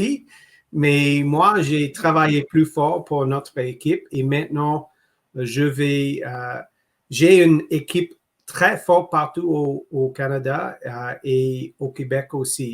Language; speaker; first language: French; non-native, local second language; English